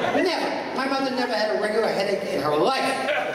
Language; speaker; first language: English; native; English